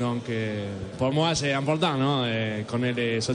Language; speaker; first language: French; non-native, learner; Spanish